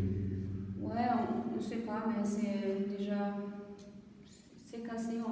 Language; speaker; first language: French; non-native, fluent; German